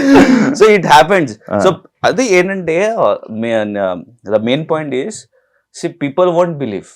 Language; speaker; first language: Telugu; non-native, learner; Hindi